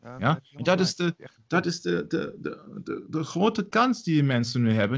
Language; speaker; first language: Dutch; non-native, learner; German